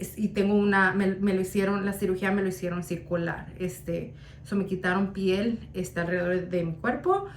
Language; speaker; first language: Spanish; early bilingual, heritage; Spanish